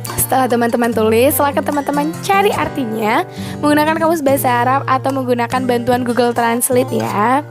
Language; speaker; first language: Indonesian; native; Indonesian